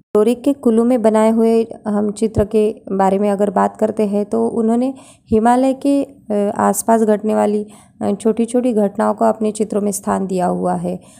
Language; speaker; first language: Hindi; non-native, local second language; Marathi